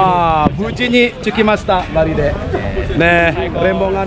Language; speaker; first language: Japanese; non-native, local second language; Indonesian